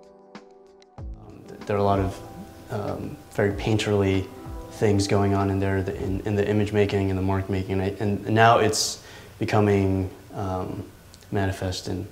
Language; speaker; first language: English; native; English